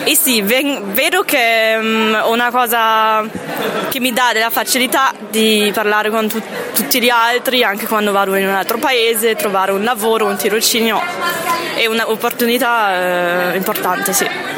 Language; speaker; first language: Italian; non-native, fluent; German